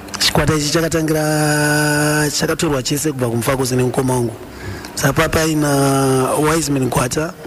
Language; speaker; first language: Shona; early bilingual, other home language; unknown